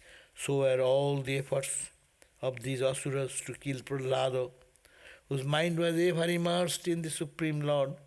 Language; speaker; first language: English; non-native, local second language; Bangla